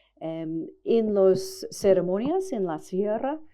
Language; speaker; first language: Spanish; non-native, fluent; English